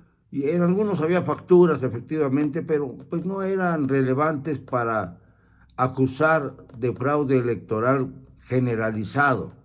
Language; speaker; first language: Spanish; native; Spanish